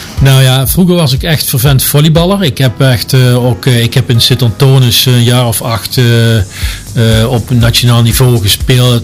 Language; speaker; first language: Dutch; native; Dutch